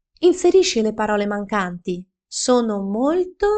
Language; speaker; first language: Italian; non-native, fluent; Ukrainian